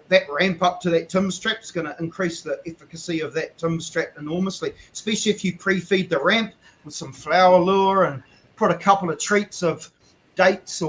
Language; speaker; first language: English; native; English